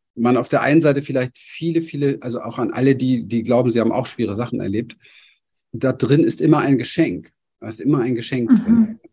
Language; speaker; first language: German; native; German